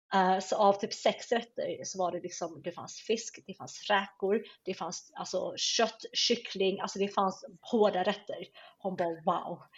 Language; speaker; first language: Swedish; early bilingual, other home language; Chinese